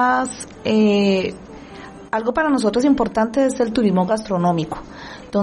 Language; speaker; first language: Spanish; native; Spanish